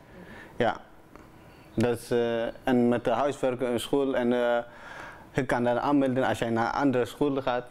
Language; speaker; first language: Dutch; non-native, learner; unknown